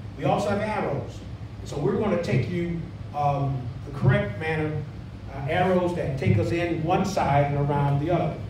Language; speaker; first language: English; native; English